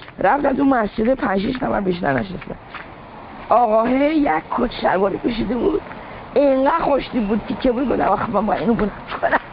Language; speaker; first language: Persian; early bilingual, heritage; Persian